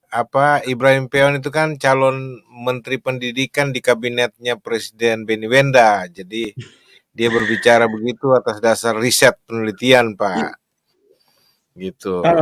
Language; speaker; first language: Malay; non-native, local second language; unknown